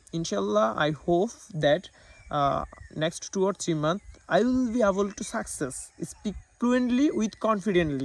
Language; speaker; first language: English; non-native, learner; Bangla